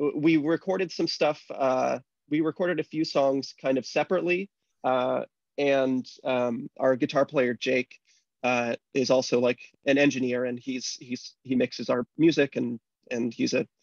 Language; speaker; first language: English; native; English